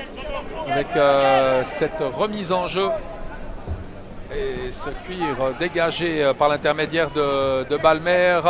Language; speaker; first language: French; native; French